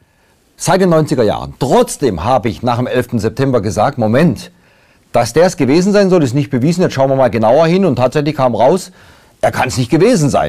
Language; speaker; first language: German; native; German